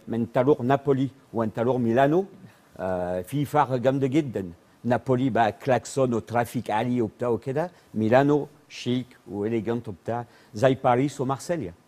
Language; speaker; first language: Arabic; non-native, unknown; French